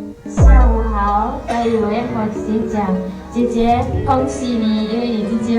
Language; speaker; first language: Chinese; non-native, local second language; Malay